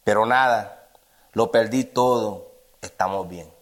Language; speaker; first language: Spanish; early bilingual, other home language; English